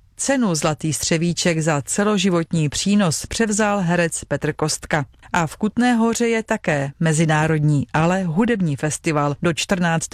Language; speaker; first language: Czech; native; Czech